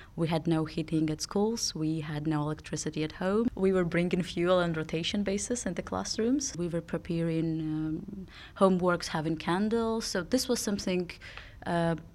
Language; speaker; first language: English; non-native, fluent; Georgian